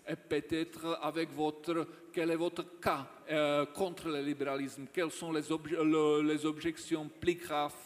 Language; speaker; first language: French; non-native, fluent; Czech